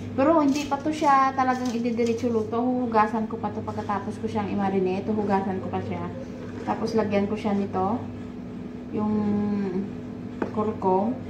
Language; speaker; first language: Filipino; non-native, local second language; Hiligaynon